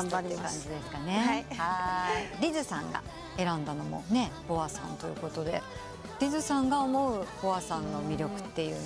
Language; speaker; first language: Japanese; native; Japanese